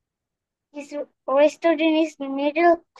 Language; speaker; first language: English; non-native, learner; Bangla